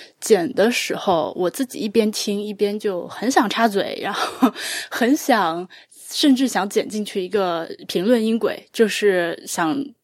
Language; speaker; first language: Chinese; native; Chinese